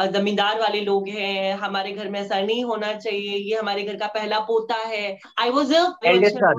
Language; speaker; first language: Hindi; native; Hindi